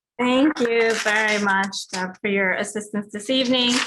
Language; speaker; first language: English; early bilingual, other home language; Spanish